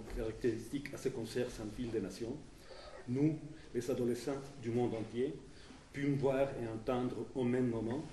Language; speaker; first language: French; non-native, fluent; Spanish